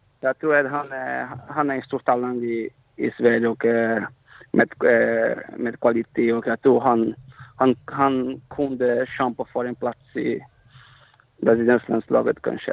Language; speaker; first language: Swedish; non-native, fluent; Portuguese